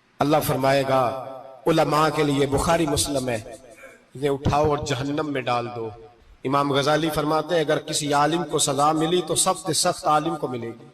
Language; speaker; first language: Urdu; non-native, local second language; Punjabi